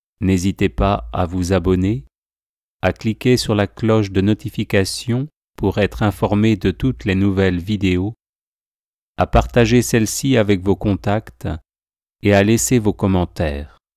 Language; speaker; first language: French; native; French